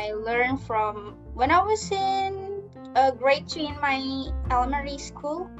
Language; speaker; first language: English; non-native, learner; Indonesian